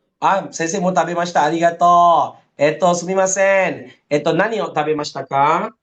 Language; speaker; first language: Japanese; non-native, fluent; Malay